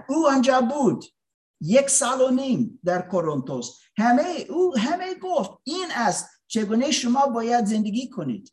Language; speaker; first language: Persian; non-native, learner; English